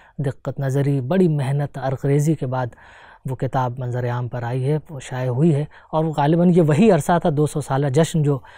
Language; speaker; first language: Hindi; native; Hindi